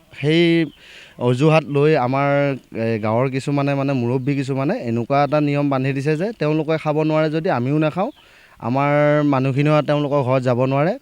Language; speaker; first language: Assamese; native; Assamese